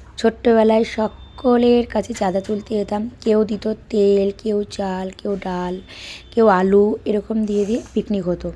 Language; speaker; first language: Bangla; native; Bangla